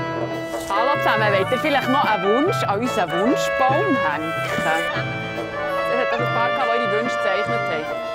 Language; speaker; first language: German; native; German